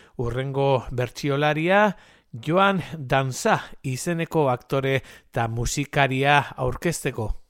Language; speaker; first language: Basque; native; Basque